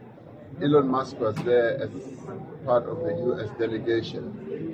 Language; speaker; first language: English; non-native, local second language; Venda